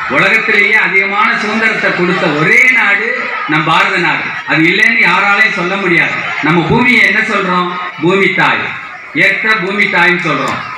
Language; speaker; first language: Tamil; non-native, local second language; Telugu